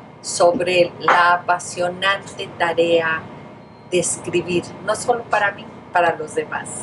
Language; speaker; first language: Spanish; native; Spanish